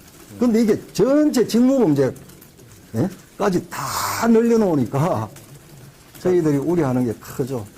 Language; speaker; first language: Korean; native; Korean